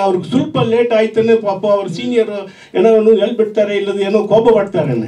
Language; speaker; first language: Kannada; non-native, learner; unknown